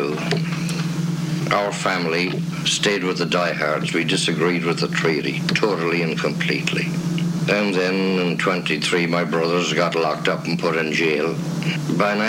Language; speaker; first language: English; native; English